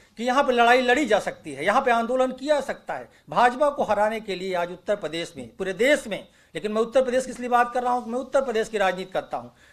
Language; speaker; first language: Hindi; native; Hindi